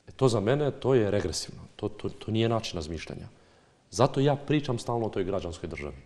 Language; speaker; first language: Bosnian; non-native, local second language; Albanian